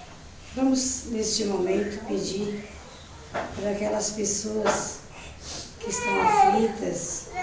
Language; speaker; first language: Portuguese; native; Portuguese